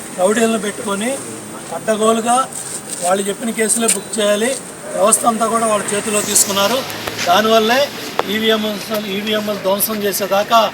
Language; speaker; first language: Telugu; native; Telugu